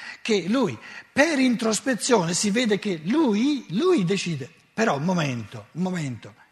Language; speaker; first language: Italian; native; Italian